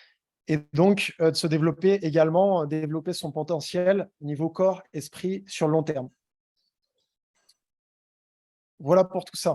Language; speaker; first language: French; native; French